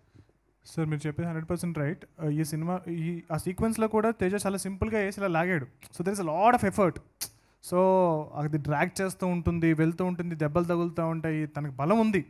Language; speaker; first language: Telugu; native; Telugu